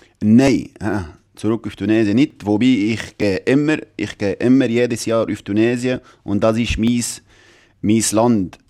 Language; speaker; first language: German; non-native, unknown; Arabic